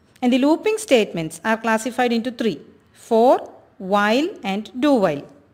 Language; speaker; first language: English; non-native, local second language; Malayalam